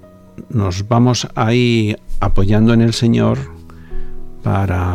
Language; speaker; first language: Spanish; native; Spanish